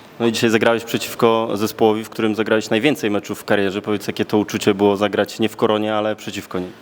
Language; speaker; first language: Polish; native; Polish